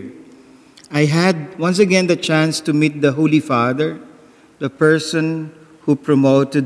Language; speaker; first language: English; non-native, local second language; Bikol